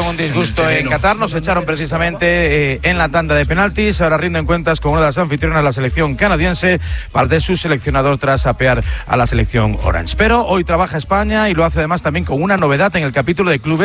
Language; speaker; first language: Spanish; native; Spanish